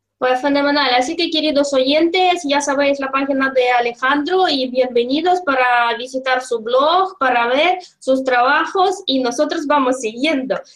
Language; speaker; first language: Spanish; non-native, fluent; Russian